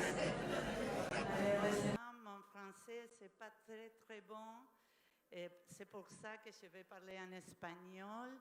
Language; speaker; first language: French; non-native, learner; Spanish